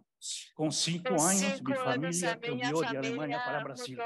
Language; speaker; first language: Portuguese; early bilingual, other home language; German